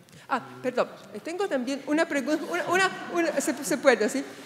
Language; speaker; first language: Spanish; non-native, fluent; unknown